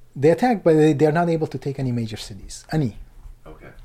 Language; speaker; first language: English; non-native, fluent; Persian